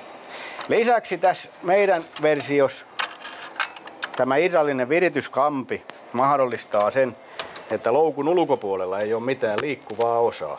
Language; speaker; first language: Finnish; native; Finnish